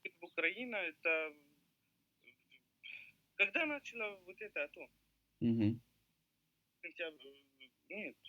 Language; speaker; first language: Russian; non-native, learner; Arabic